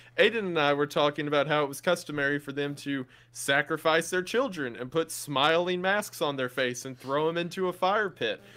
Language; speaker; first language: English; native; English